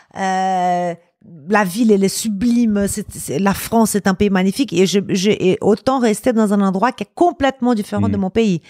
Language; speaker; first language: French; non-native, fluent; Portuguese